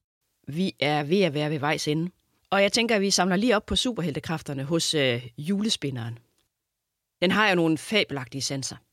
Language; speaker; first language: Danish; native; Danish